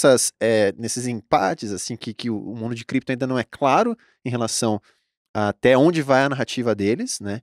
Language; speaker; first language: Portuguese; native; Portuguese